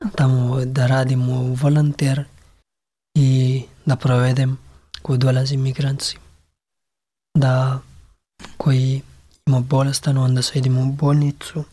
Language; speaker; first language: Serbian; non-native, learner; Pashto